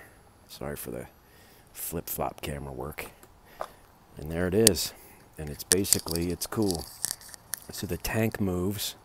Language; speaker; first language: English; native; English